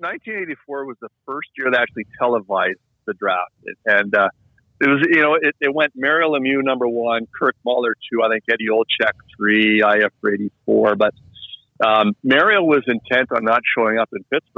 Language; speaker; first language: English; native; English